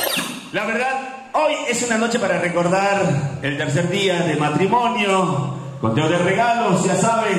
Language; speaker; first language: Spanish; native; Spanish